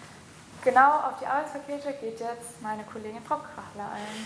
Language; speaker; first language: German; native; German